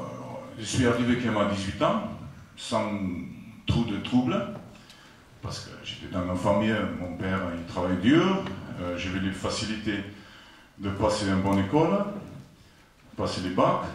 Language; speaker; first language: French; non-native, fluent; Afrikaans